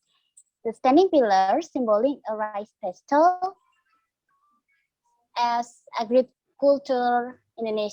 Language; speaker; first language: English; non-native, learner; Indonesian